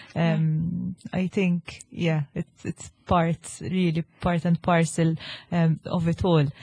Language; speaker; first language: English; non-native, local second language; Maltese